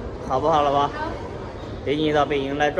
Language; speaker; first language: Chinese; native; Chinese